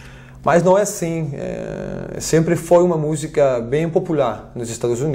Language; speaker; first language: Portuguese; non-native, fluent; French